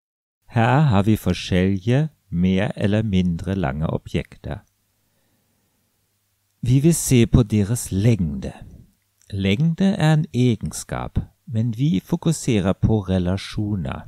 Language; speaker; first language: Norwegian; non-native, fluent; German